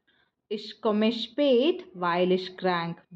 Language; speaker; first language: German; non-native, fluent; Malayalam